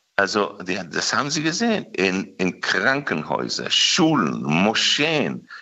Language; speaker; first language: German; non-native, fluent; Hebrew